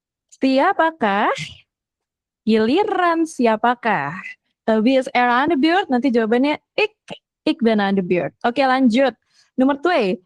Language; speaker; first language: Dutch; non-native, fluent; Indonesian